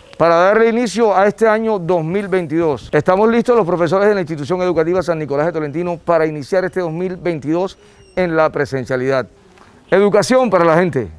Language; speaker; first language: Spanish; native; Spanish